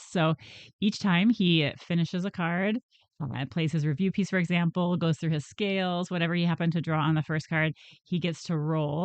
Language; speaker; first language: English; native; English